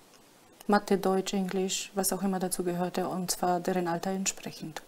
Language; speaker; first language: German; non-native, fluent; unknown